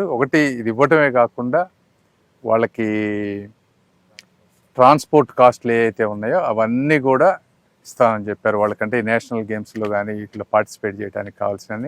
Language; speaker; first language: Telugu; native; Telugu